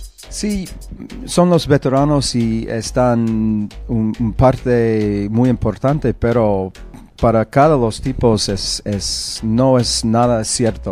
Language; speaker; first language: Spanish; non-native, learner; English